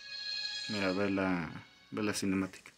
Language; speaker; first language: Spanish; native; Spanish